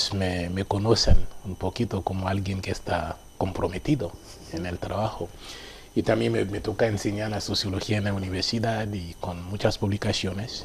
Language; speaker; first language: Spanish; non-native, fluent; Haitian Creole